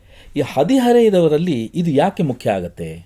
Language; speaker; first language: Kannada; native; Kannada